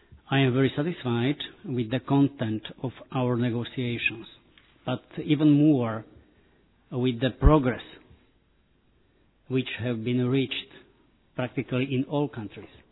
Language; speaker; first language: English; non-native, fluent; Slovak